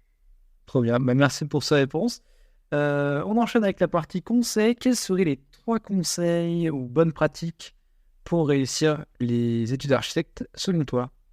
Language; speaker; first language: French; native; French